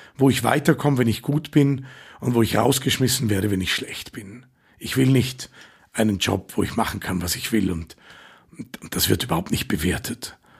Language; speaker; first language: German; native; German